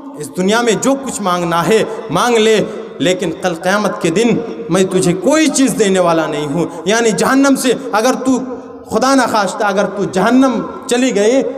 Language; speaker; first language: Urdu; non-native, local second language; Bangla